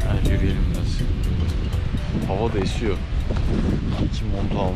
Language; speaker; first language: Turkish; native; Turkish